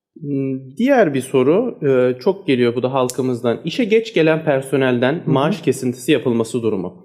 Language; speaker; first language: Turkish; native; Turkish